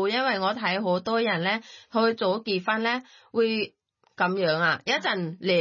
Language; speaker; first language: Cantonese; non-native, fluent; Thai